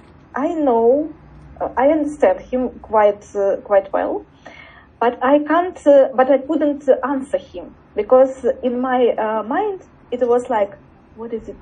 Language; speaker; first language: English; non-native, learner; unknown